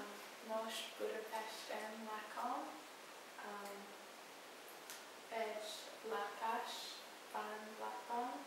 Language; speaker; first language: Hungarian; non-native, learner; English